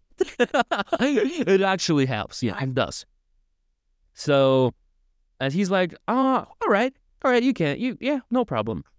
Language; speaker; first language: English; non-native, learner; Russian